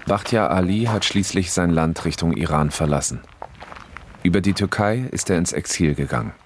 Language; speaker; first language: German; native; German